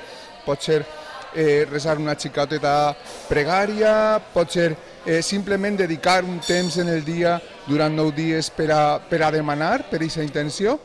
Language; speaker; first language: Catalan; native; Catalan